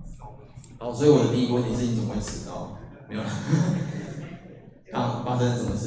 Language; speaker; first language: Chinese; native; Chinese